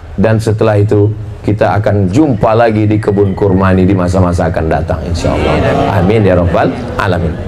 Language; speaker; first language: Indonesian; native; Indonesian